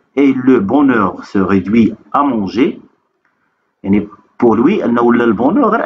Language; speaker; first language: French; non-native, local second language; Arabic